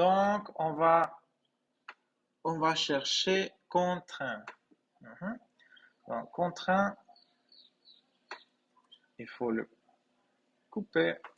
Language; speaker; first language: French; non-native, fluent; Spanish